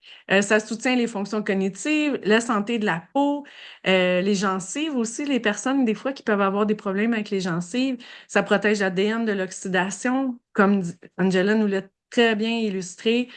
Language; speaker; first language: French; native; French